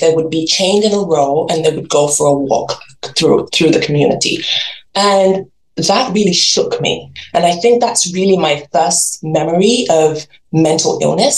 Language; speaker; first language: English; native; English